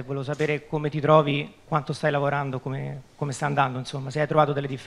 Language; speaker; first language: Italian; native; Italian